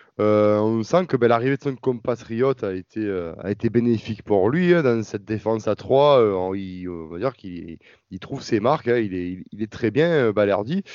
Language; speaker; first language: French; native; French